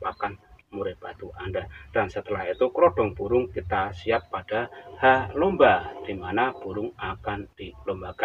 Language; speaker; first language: Indonesian; native; Indonesian